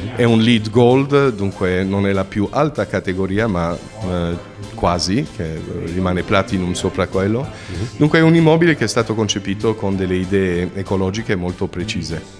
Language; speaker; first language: Italian; non-native, fluent; Romanian